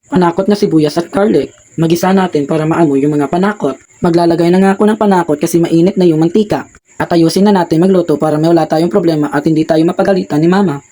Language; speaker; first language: Filipino; non-native, local second language; Hiligaynon